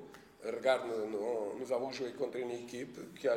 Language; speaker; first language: French; non-native, fluent; Portuguese